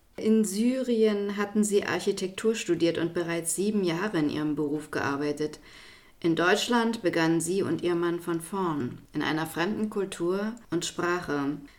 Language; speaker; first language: German; native; German